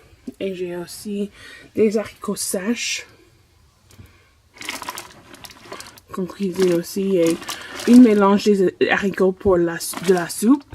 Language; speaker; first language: French; non-native, fluent; English